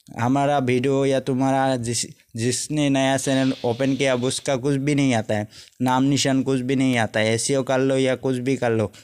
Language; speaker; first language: Hindi; non-native, local second language; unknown